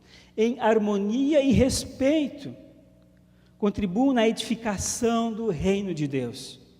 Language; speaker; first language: Portuguese; native; Portuguese